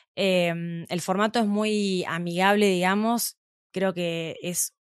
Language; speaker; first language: Spanish; native; Spanish